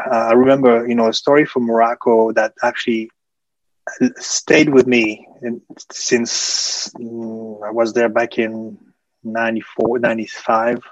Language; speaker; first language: English; early bilingual, other home language; French